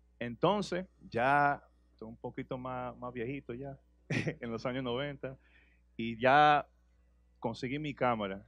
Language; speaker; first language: Spanish; early bilingual, heritage; Spanish